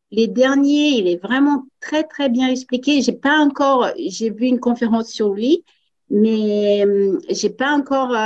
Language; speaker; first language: French; non-native, fluent; Portuguese